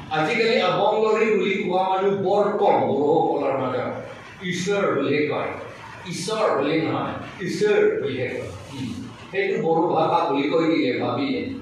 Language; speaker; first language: Assamese; non-native, local second language; Karbi